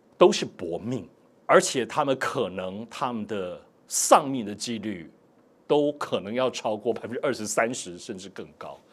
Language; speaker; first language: Chinese; native; Chinese